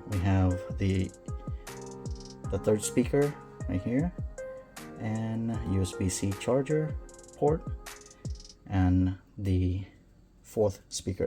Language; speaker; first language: English; native; English